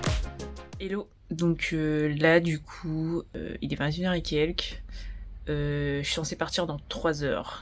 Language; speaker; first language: French; native; French